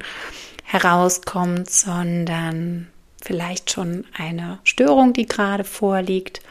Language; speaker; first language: German; native; German